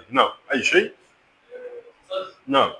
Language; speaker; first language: Arabic; non-native, fluent; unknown